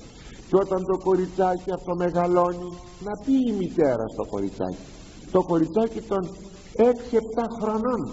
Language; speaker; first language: Greek; native; Greek